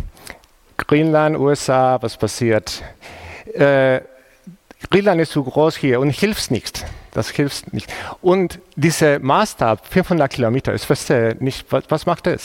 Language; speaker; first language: German; non-native, fluent; Spanish